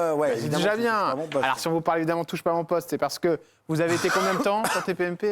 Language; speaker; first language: French; native; French